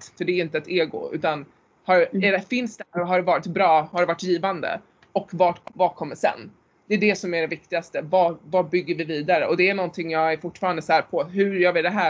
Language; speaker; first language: Swedish; native; Swedish